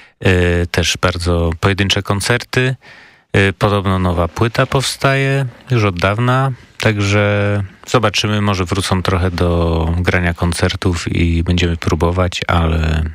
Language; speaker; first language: Polish; native; Polish